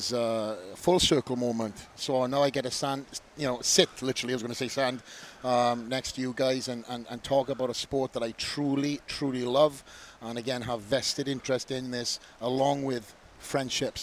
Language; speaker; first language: English; native; English